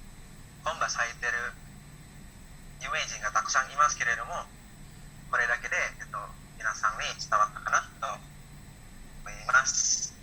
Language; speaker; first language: Japanese; non-native, learner; Indonesian